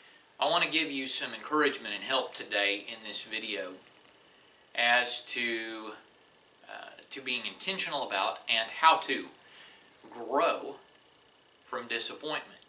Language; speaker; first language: English; native; English